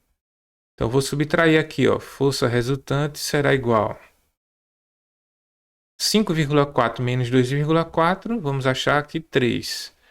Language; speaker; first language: Portuguese; native; Portuguese